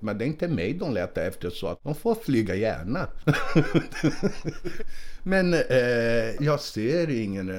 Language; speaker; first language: Swedish; non-native, fluent; Portuguese